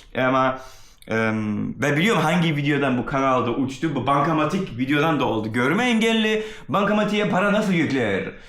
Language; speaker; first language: Turkish; early bilingual, heritage; Turkish